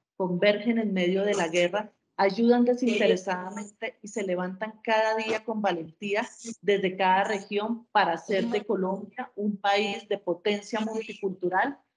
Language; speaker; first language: Spanish; native; Spanish